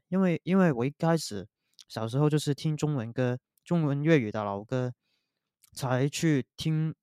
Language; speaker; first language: Chinese; non-native, local second language; Cantonese